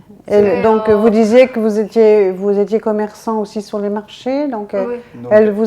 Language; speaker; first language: French; native; French